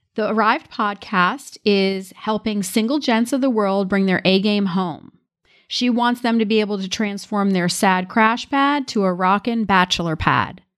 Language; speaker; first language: English; native; English